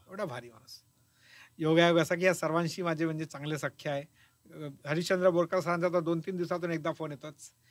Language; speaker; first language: Marathi; native; Marathi